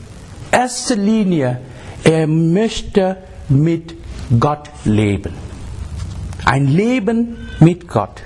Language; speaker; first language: German; non-native, fluent; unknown